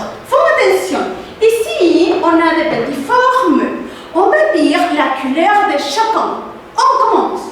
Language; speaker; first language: French; non-native, fluent; Spanish